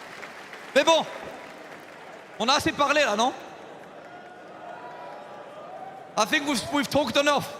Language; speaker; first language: French; native; French